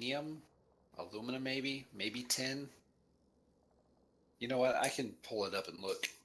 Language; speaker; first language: English; native; English